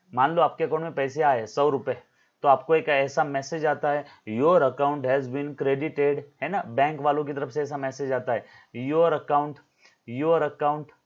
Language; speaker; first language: Hindi; non-native, local second language; Marathi